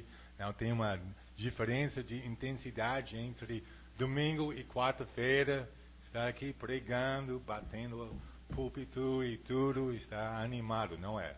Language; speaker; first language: Portuguese; non-native, fluent; English